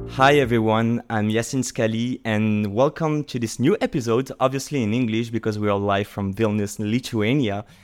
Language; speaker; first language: English; non-native, fluent; French